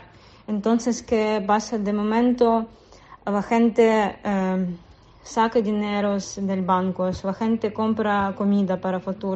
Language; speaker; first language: Spanish; non-native, learner; Russian